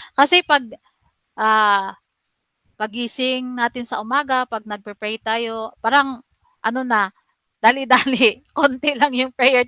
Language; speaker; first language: Filipino; non-native, local second language; Cebuano